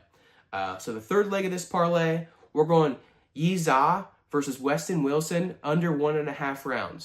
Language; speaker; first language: English; native; English